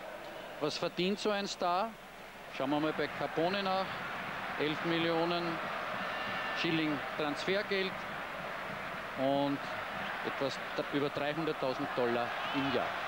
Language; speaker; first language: German; native; German